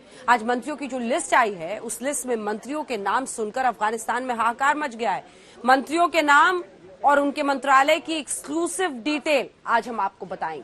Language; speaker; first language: Hindi; native; Hindi